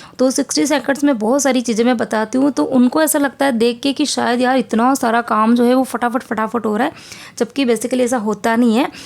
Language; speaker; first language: Hindi; native; Hindi